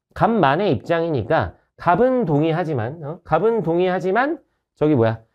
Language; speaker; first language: Korean; native; Korean